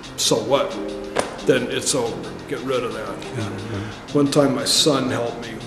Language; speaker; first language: English; native; English